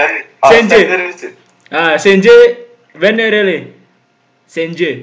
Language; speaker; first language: Turkish; non-native, learner; Indonesian